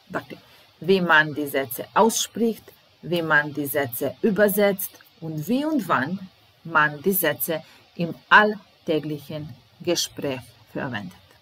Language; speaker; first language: German; non-native, fluent; Serbian